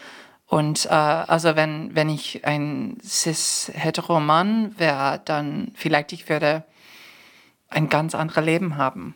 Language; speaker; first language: German; non-native, fluent; English